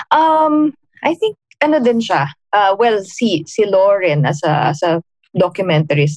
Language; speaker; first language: Filipino; native; Filipino